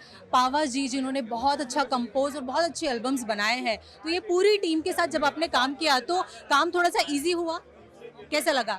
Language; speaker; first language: Hindi; native; Hindi